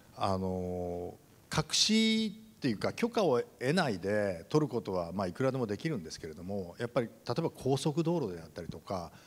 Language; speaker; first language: Japanese; native; Japanese